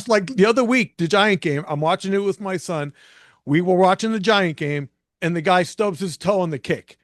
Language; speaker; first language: English; native; English